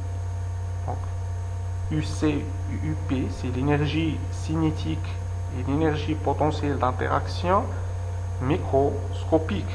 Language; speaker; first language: French; non-native, local second language; Arabic